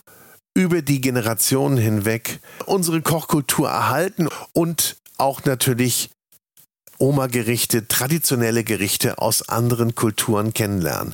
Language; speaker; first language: German; native; German